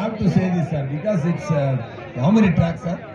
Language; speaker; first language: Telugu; non-native, learner; Tamil